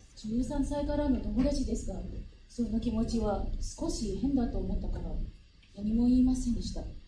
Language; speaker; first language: Japanese; non-native, fluent; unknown